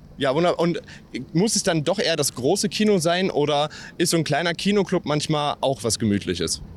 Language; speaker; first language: German; native; German